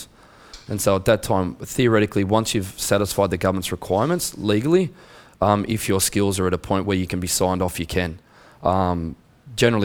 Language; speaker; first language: English; native; English